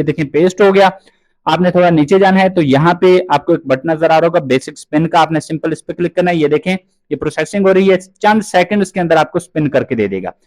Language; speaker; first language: Urdu; non-native, local second language; Punjabi